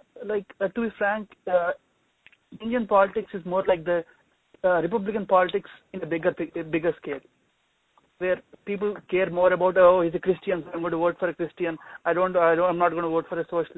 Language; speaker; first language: English; non-native, local second language; Telugu